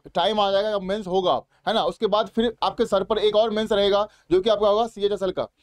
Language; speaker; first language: Hindi; native; Hindi